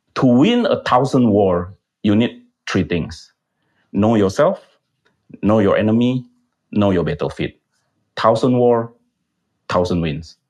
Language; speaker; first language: English; non-native, fluent; Indonesian